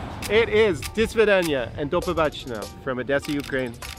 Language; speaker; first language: English; native; English